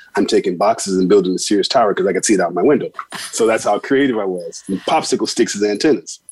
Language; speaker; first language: English; native; English